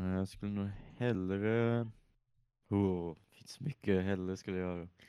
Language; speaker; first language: Swedish; native; Swedish